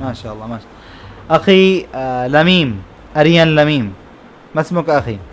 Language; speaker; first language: Arabic; non-native, fluent; Bangla